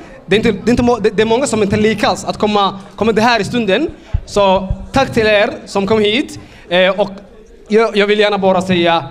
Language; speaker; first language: Swedish; early bilingual, other home language; Somali